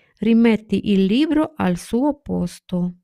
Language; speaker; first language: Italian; non-native, fluent; Ukrainian